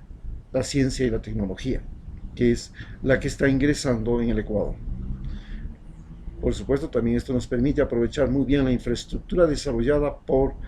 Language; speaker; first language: Spanish; native; Spanish